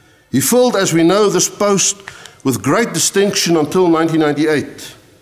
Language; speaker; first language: English; non-native, local second language; Afrikaans